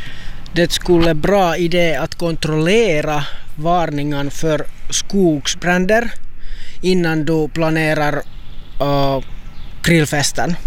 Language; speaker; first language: Swedish; non-native, local second language; Finnish